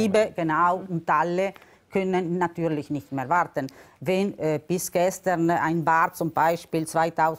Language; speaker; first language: German; non-native, local second language; Italian